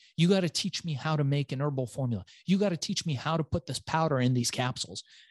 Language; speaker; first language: English; early bilingual, other home language; Persian